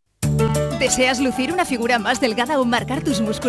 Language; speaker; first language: Spanish; native; Spanish